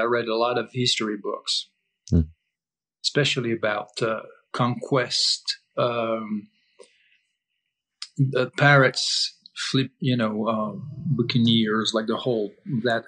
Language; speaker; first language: English; non-native, fluent; French